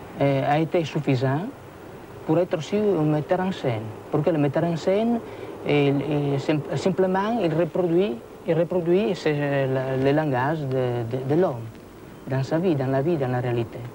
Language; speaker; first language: French; non-native, fluent; Italian